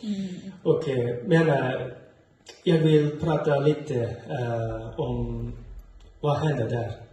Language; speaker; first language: Swedish; non-native, learner; Uyghur